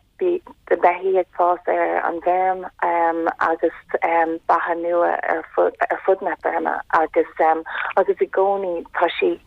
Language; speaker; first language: Irish; non-native, local second language; English